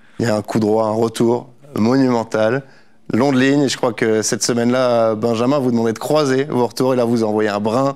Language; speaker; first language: French; native; French